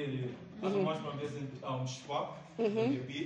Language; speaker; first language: German; non-native, learner; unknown